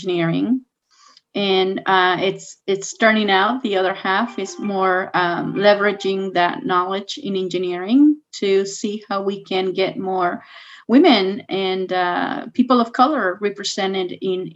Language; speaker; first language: English; non-native, fluent; Spanish